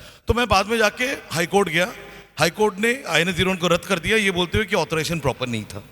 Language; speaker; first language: Hindi; non-native, local second language; Bangla